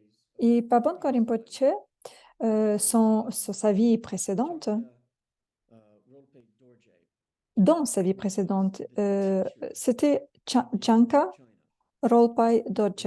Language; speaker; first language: French; non-native, fluent; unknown